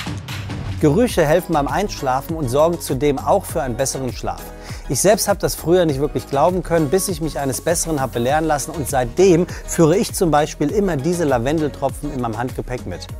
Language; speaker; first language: German; native; German